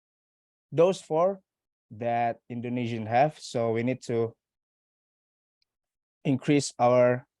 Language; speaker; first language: English; non-native, learner; Indonesian